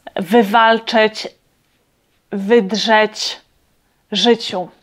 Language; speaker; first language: Polish; non-native, fluent; Latvian